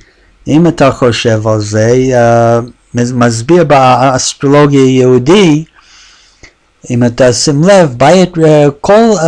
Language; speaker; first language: Hebrew; non-native, fluent; English